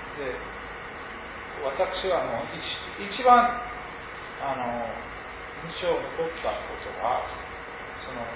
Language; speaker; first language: Japanese; non-native, fluent; English